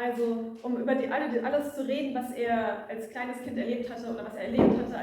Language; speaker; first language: German; native; German